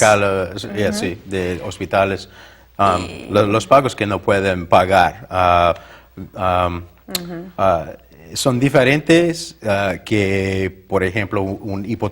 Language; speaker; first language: Spanish; non-native, learner; English